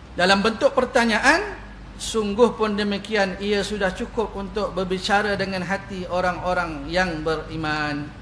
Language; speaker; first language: Malay; native; Malay